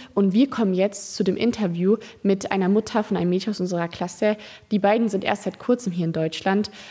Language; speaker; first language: German; native; German